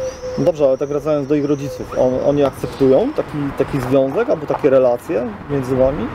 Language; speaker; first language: Polish; native; Polish